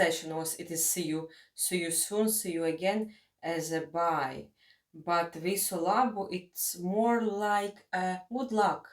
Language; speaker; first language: English; non-native, fluent; Latvian